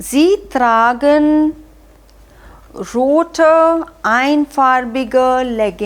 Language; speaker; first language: German; non-native, fluent; Hindi